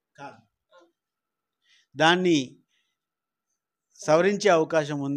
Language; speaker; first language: Telugu; native; Telugu